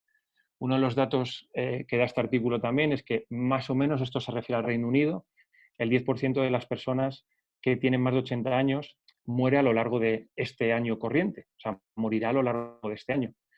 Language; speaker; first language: Spanish; native; Spanish